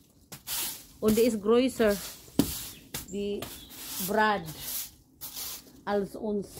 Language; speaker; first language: German; non-native, learner; Filipino